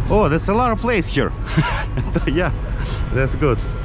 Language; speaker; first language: English; non-native, learner; Russian